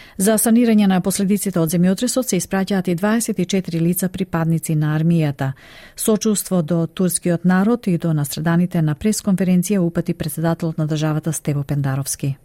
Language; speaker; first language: Macedonian; native; Macedonian